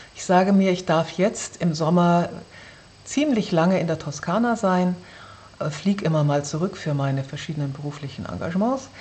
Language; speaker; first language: German; native; German